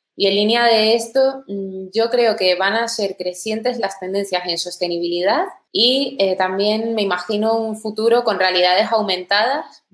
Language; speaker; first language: Spanish; native; Spanish